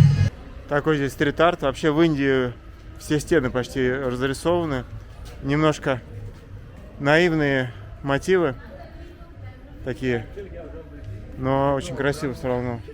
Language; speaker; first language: Russian; native; Russian